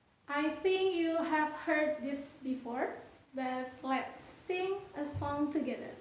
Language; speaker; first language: English; non-native, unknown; Sundanese